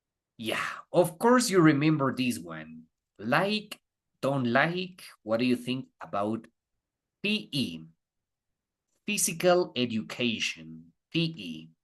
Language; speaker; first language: English; non-native, fluent; Spanish